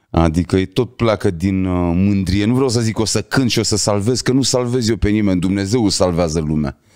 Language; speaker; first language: Romanian; native; Romanian